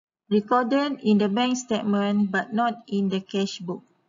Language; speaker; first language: English; non-native, local second language; Malay